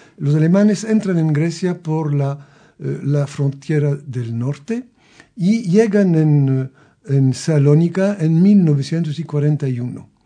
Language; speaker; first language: Spanish; non-native, fluent; French